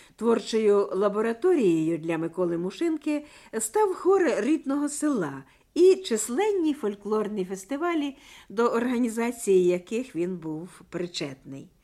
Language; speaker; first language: Ukrainian; native; Ukrainian